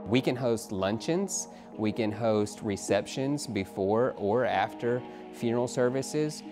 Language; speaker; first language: English; native; English